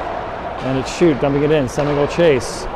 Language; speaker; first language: English; native; English